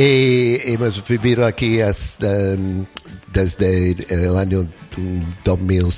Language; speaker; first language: Spanish; non-native, learner; English